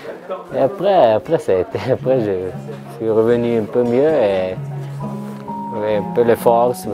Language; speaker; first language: French; non-native, learner; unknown